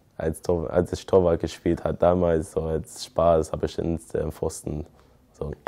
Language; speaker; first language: German; non-native, fluent; English